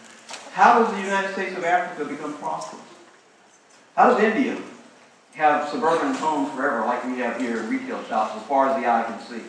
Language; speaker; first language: English; native; English